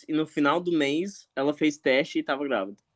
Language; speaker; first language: Portuguese; non-native, fluent; English